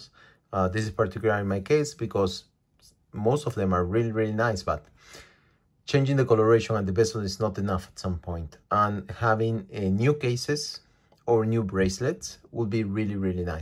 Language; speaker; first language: English; non-native, fluent; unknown